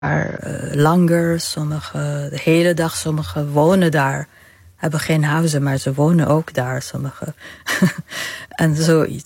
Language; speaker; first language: Dutch; non-native, fluent; Arabic